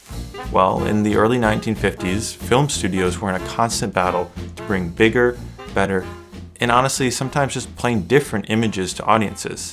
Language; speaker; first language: English; native; English